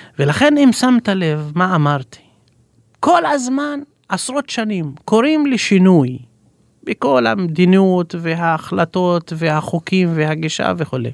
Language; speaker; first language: Hebrew; non-native, local second language; Arabic